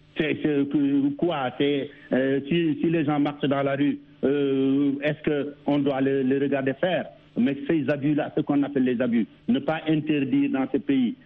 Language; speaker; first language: French; non-native, local second language; Wolof